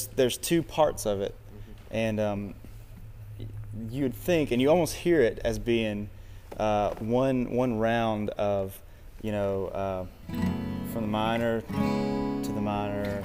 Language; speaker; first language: English; native; English